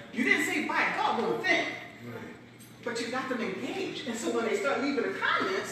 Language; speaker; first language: English; native; English